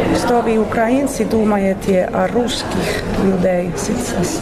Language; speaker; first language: Russian; non-native, learner; Finnish